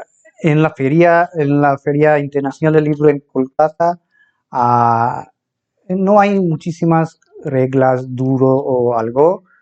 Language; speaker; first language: Spanish; non-native, fluent; Bangla